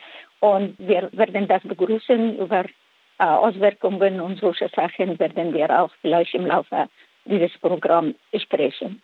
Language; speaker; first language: German; non-native, fluent; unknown